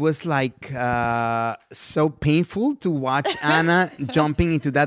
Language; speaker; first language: English; non-native, fluent; Spanish